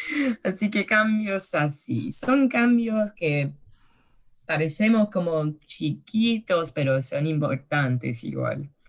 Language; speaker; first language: Spanish; early bilingual, heritage; Spanish